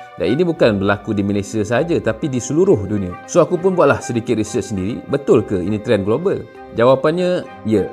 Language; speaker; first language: Malay; native; Malay